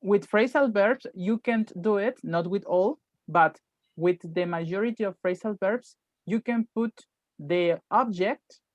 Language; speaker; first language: English; non-native, fluent; Spanish